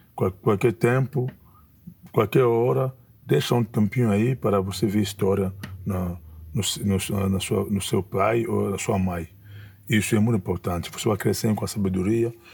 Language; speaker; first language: Portuguese; non-native, fluent; Kongo